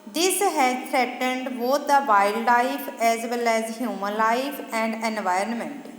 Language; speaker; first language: English; non-native, local second language; Punjabi